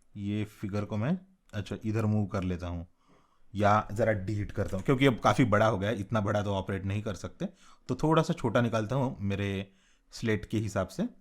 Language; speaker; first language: Hindi; non-native, local second language; Marathi